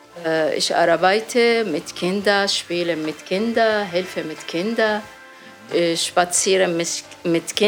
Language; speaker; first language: German; non-native, learner; Arabic